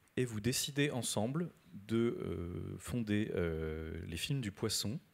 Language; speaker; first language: French; native; French